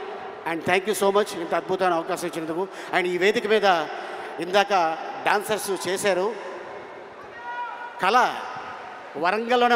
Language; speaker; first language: Telugu; native; Telugu